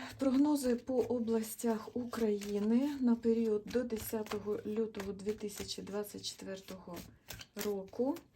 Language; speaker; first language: Ukrainian; non-native, local second language; Russian